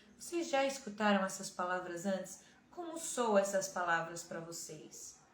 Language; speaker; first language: Portuguese; native; Portuguese